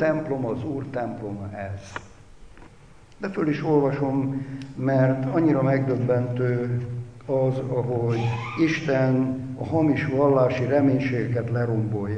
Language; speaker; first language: Hungarian; native; Hungarian